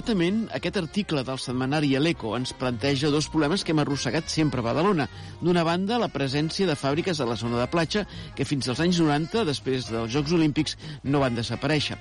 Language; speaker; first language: Catalan; native; Catalan